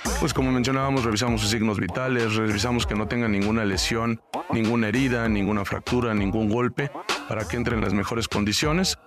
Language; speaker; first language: Spanish; native; Spanish